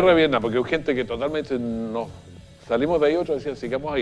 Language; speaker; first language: Spanish; native; Spanish